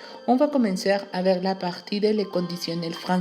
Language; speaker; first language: French; non-native, learner; Spanish